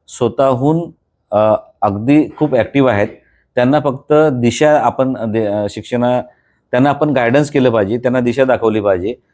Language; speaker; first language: Marathi; non-native, local second language; Bhili